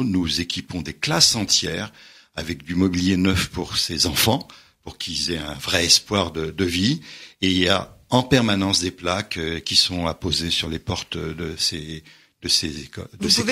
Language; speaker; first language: French; native; French